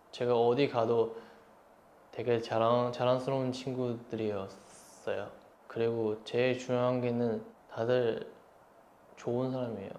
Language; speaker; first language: Korean; non-native, fluent; Chinese